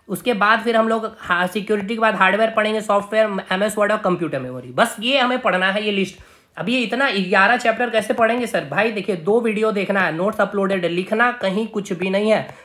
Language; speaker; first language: Hindi; native; Hindi